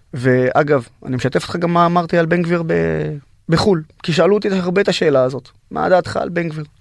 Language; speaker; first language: Hebrew; non-native, local second language; Arabic